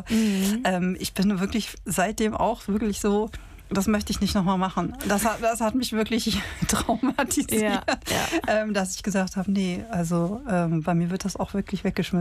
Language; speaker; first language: German; native; German